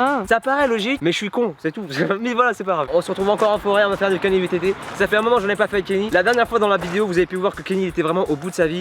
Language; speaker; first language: French; native; French